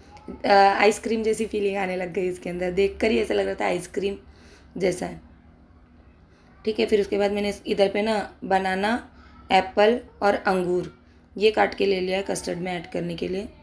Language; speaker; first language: Hindi; native; Hindi